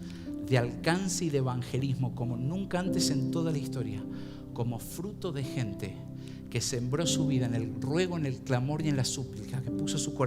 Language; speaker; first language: Spanish; native; Spanish